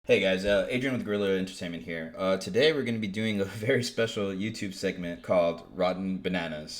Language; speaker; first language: English; native; English